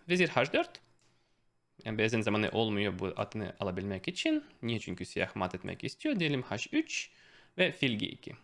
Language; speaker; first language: Turkish; non-native, fluent; Russian